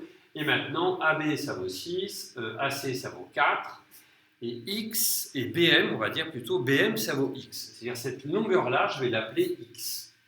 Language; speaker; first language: French; native; French